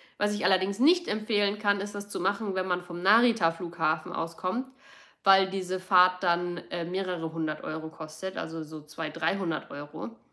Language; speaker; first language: German; native; German